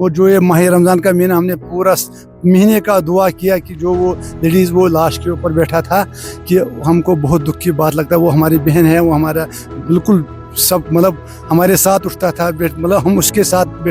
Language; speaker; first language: Hindi; non-native, local second language; Kashmiri